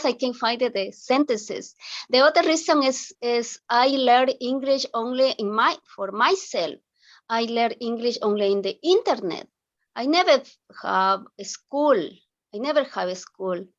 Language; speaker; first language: English; non-native, learner; Spanish